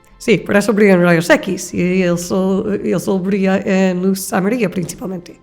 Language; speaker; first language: Spanish; non-native, fluent; English